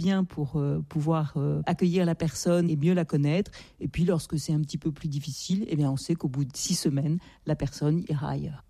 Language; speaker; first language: French; native; French